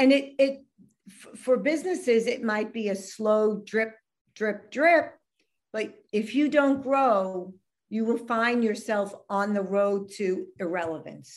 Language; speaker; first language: English; native; English